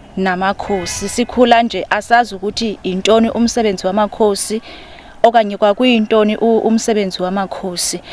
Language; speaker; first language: Zulu; non-native, local second language; Xhosa